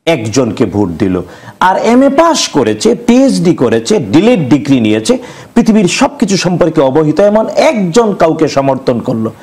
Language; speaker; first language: Bangla; native; Bangla